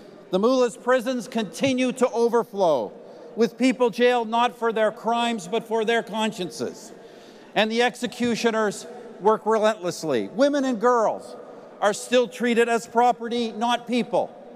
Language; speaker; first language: English; native; English